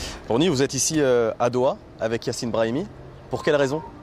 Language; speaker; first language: French; native; French